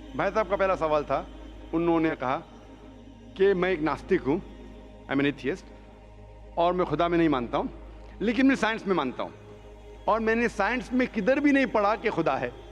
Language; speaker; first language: Hindi; non-native, local second language; Konkani